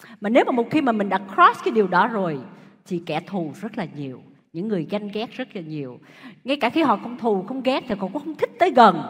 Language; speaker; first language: Vietnamese; native; Vietnamese